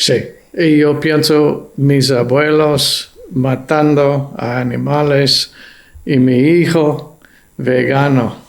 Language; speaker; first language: Spanish; non-native, fluent; English